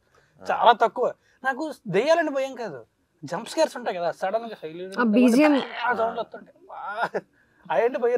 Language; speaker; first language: Telugu; native; Telugu